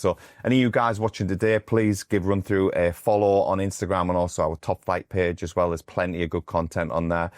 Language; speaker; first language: English; native; English